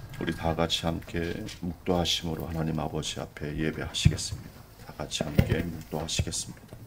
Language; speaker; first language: Korean; native; Korean